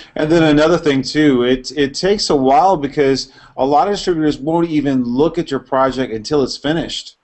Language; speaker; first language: English; native; English